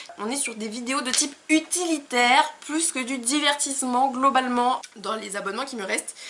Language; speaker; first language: French; native; French